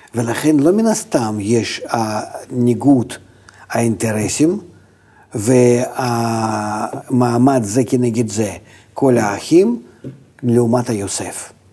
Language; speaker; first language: Hebrew; non-native, fluent; Russian